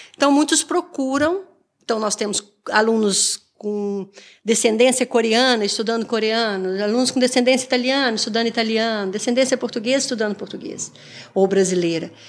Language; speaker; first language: Portuguese; native; Portuguese